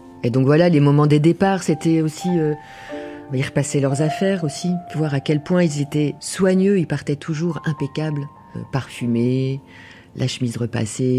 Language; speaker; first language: French; native; French